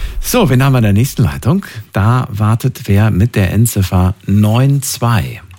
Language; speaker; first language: German; native; German